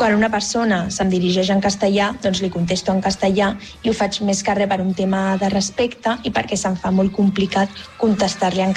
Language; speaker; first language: Catalan; non-native, local second language; Spanish